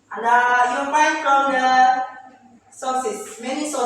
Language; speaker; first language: English; non-native, learner; Indonesian